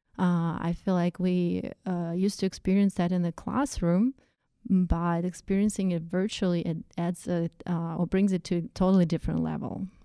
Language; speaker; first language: English; non-native, fluent; Russian